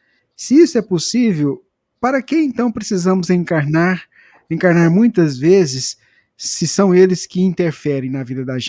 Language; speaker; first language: Portuguese; native; Portuguese